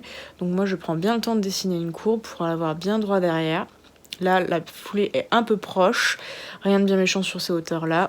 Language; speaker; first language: French; native; French